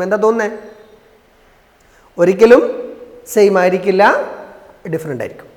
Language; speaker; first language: Malayalam; native; Malayalam